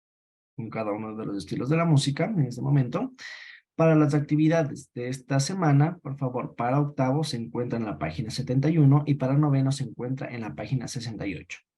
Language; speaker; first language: Spanish; native; Spanish